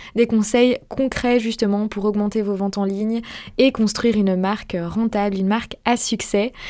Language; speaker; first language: French; native; French